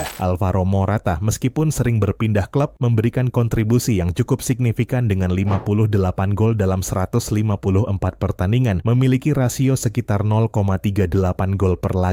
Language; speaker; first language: Indonesian; native; Indonesian